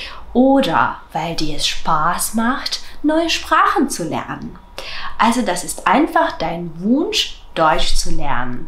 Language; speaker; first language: German; non-native, fluent; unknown